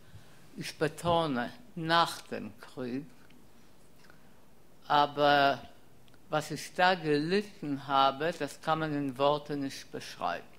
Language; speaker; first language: German; non-native, fluent; Polish